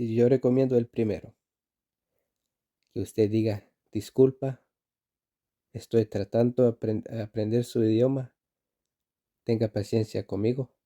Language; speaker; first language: Spanish; non-native, fluent; Icelandic